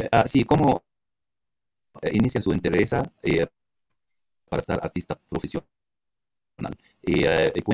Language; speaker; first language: Portuguese; non-native, learner; Arabic